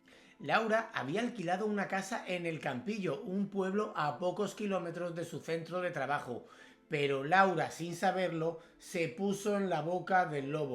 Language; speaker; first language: Spanish; native; Spanish